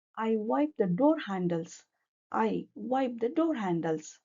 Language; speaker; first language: English; non-native, local second language; Kannada